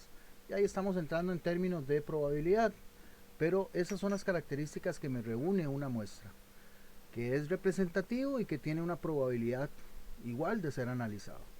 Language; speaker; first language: Spanish; native; Spanish